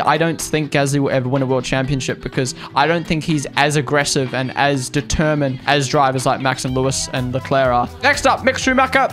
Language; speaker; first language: English; native; English